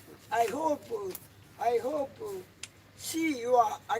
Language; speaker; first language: English; non-native, learner; Japanese